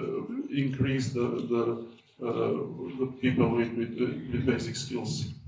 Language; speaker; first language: English; non-native, learner; Serbian